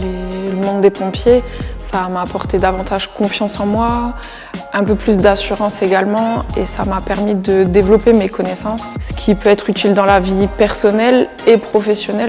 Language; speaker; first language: French; native; French